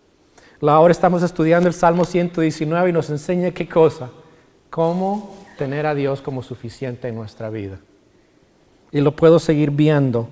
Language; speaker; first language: Spanish; native; Spanish